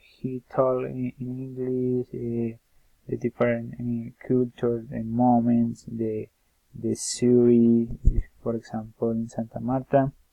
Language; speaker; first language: English; non-native, learner; Spanish